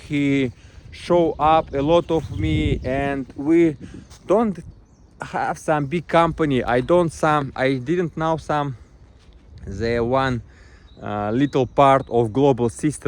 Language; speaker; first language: English; non-native, learner; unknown